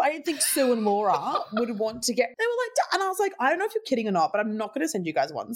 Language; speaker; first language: English; native; English